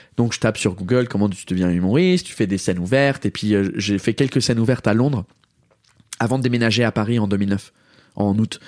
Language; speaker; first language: French; early bilingual, heritage; English